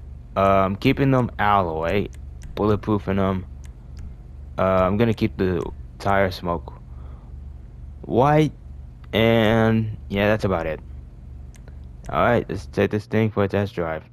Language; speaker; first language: English; native; English